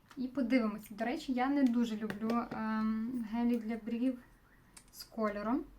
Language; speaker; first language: Ukrainian; non-native, local second language; Russian